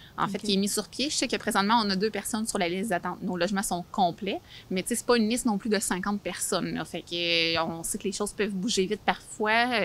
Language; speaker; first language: French; native; French